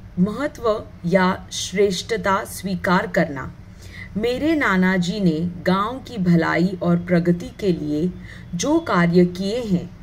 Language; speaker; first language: Hindi; non-native, local second language; Marathi